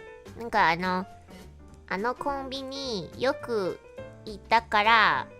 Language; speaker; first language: Japanese; non-native, learner; English